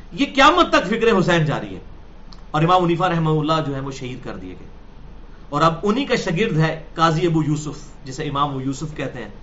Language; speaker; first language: Urdu; non-native, local second language; Punjabi